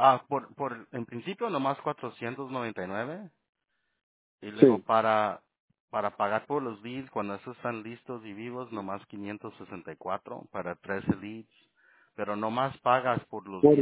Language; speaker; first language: Spanish; early bilingual, heritage; Spanish